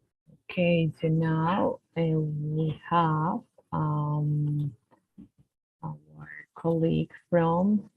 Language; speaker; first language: English; non-native, fluent; Spanish